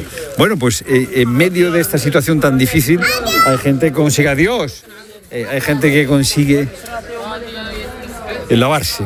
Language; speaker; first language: Spanish; native; Spanish